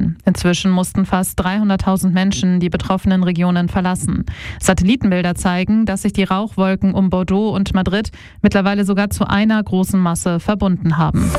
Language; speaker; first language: German; native; German